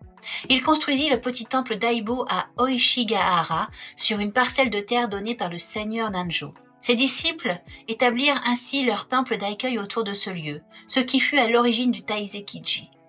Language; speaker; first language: French; native; French